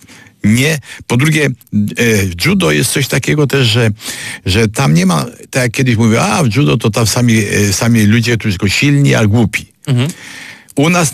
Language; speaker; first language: Polish; native; Polish